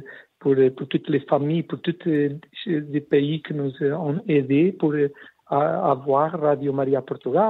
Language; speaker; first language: French; non-native, learner; Portuguese